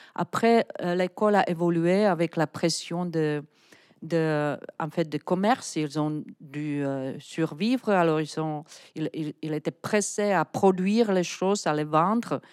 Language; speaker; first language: French; non-native, fluent; Czech